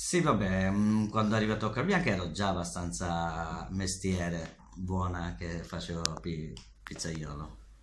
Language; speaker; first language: Italian; non-native, learner; Bangla